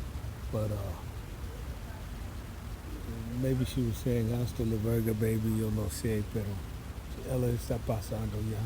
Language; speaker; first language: Spanish; non-native, learner; English